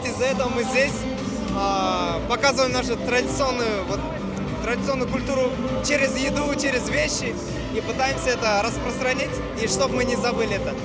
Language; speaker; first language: Russian; non-native, local second language; Kyrgyz